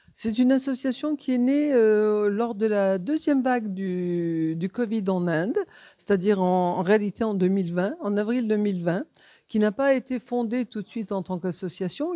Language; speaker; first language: French; native; French